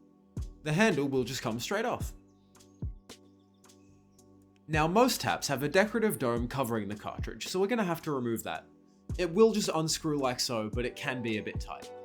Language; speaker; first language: English; native; English